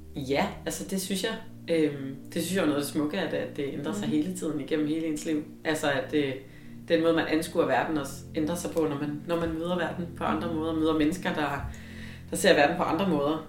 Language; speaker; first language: Danish; native; Danish